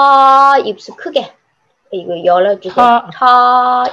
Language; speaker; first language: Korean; non-native, fluent; Chinese